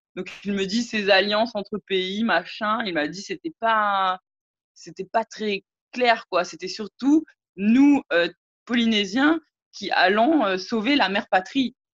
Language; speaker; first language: French; native; French